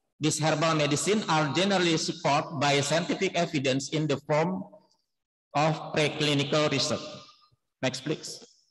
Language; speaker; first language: English; non-native, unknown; Indonesian